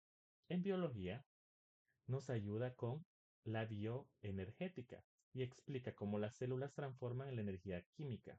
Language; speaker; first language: Spanish; native; Spanish